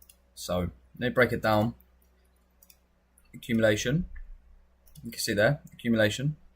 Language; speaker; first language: English; native; English